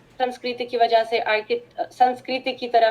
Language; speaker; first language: Hindi; non-native, fluent; Russian